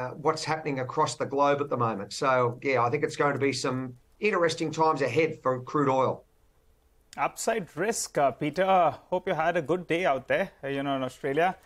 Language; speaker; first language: English; native; English